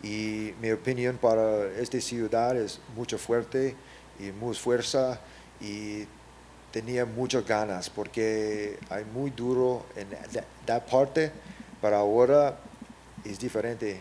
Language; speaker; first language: Spanish; non-native, learner; English